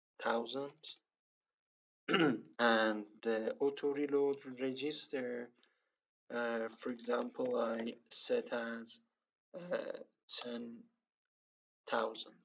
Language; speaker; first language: English; non-native, learner; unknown